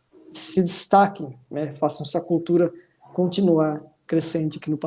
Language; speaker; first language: Portuguese; native; Portuguese